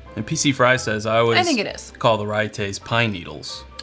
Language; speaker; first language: English; native; English